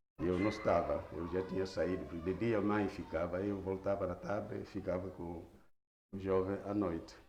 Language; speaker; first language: Portuguese; non-native, local second language; Kongo